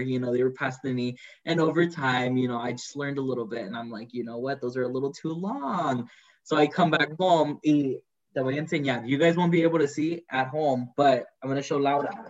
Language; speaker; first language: English; early bilingual, other home language; Spanish